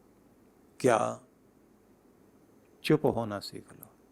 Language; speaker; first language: Hindi; native; Hindi